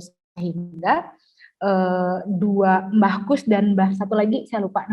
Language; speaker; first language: Indonesian; native; Indonesian